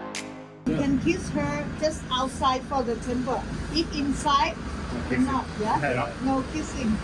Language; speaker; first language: English; non-native, learner; Thai